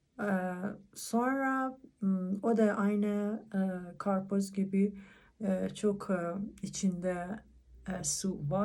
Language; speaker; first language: Turkish; non-native, learner; Persian